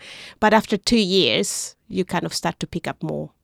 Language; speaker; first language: English; non-native, learner; Spanish